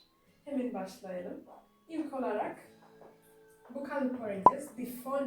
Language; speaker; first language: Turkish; non-native, fluent; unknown